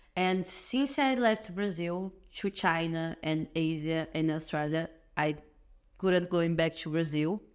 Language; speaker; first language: English; non-native, learner; Portuguese